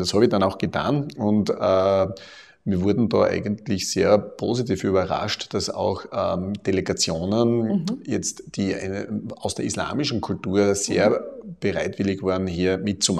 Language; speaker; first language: German; native; German